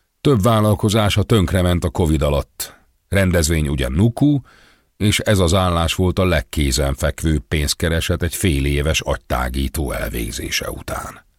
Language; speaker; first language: Hungarian; native; Hungarian